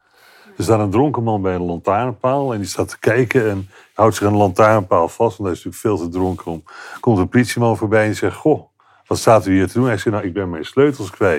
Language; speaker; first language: Dutch; native; Dutch